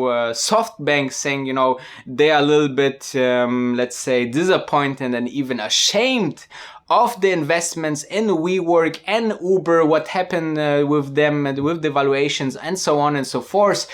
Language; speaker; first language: English; non-native, fluent; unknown